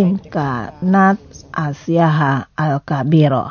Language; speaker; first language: Arabic; non-native, fluent; Indonesian